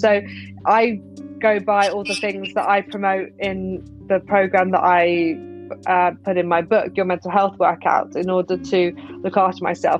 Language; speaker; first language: English; native; English